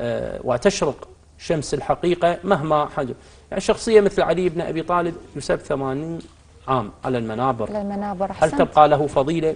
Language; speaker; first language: Arabic; native; Arabic